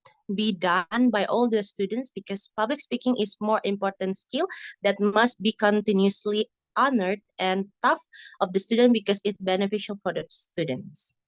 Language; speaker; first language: English; non-native, learner; Indonesian